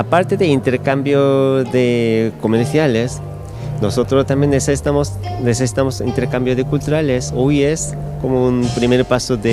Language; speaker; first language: Spanish; non-native, learner; Korean